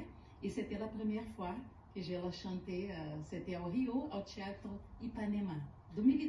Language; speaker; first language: French; non-native, fluent; Portuguese